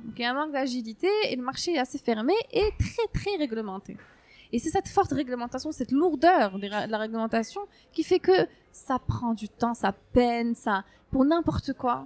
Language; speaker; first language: French; non-native, local second language; Arabic